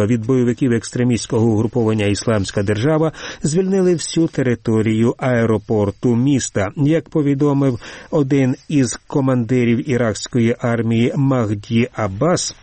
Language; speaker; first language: Ukrainian; native; Ukrainian